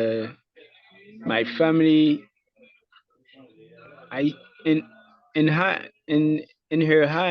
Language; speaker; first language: English; non-native, learner; Haitian Creole